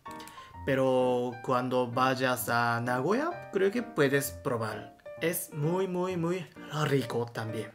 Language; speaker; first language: Spanish; non-native, learner; Japanese